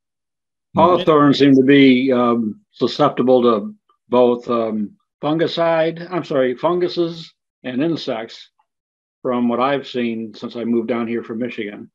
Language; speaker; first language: English; native; English